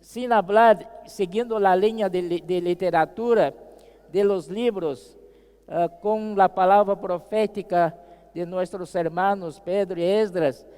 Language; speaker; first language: Spanish; non-native, fluent; Portuguese